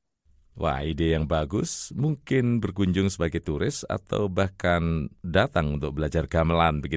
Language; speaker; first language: Indonesian; native; Indonesian